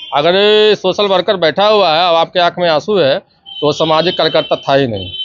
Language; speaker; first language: Hindi; native; Hindi